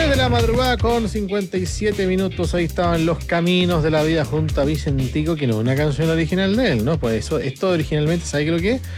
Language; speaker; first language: Spanish; native; Spanish